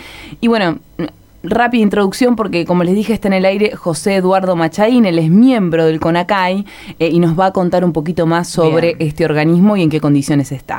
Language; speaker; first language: Spanish; native; Spanish